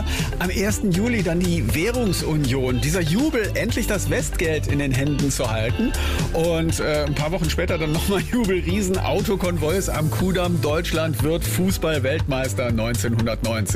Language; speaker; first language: German; native; German